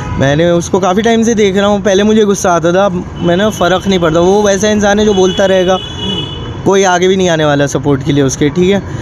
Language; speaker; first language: Hindi; non-native, local second language; Manipuri